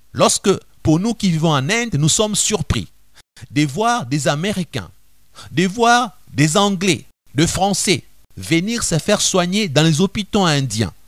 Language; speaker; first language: French; non-native, local second language; Lingala